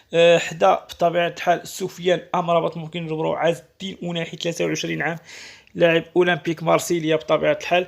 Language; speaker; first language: Arabic; native; Arabic